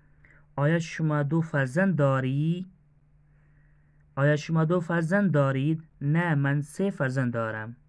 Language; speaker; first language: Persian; non-native, fluent; Urdu